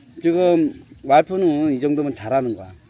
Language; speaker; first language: Korean; native; Korean